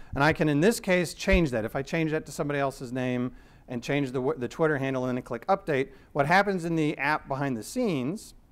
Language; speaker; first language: English; native; English